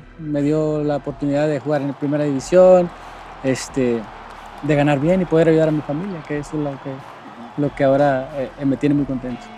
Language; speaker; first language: Spanish; native; Spanish